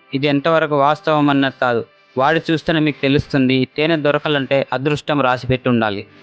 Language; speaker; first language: Telugu; non-native, local second language; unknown